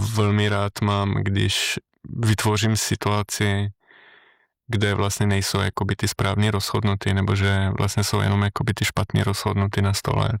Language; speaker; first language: Czech; non-native, fluent; Slovenian